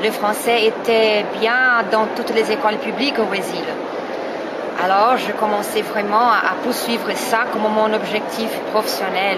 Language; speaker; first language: French; non-native, fluent; Portuguese